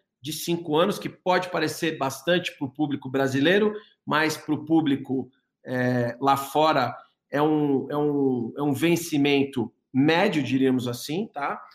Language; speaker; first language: Portuguese; native; Portuguese